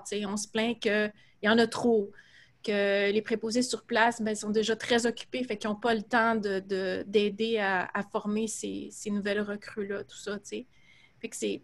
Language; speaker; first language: French; native; French